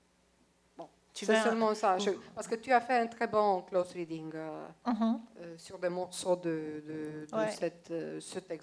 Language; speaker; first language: French; non-native, fluent; Romanian